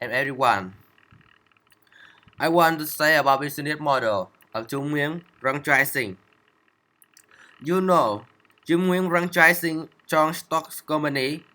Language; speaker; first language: English; non-native, learner; Vietnamese